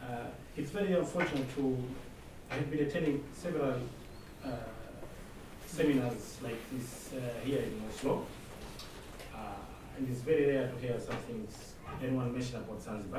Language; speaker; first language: English; non-native, local second language; Swahili